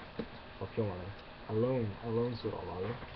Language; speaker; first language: Burmese; non-native, learner; English